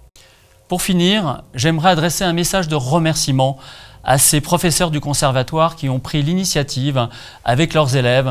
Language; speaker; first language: French; native; French